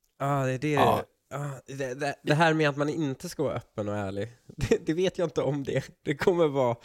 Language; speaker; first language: Swedish; early bilingual, other home language; Persian